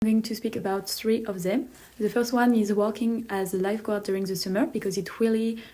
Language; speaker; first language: English; non-native, fluent; French